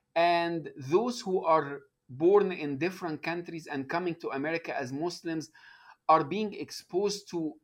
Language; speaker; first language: English; non-native, fluent; Arabic